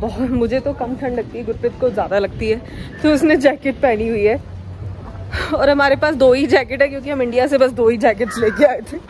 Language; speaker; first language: Hindi; native; Hindi